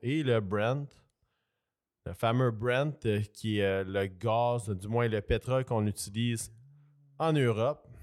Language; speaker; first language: French; native; French